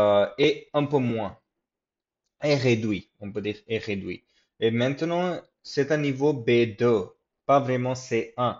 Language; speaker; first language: French; non-native, fluent; English